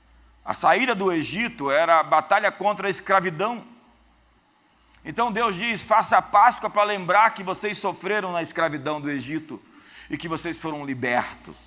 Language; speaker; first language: Portuguese; native; Portuguese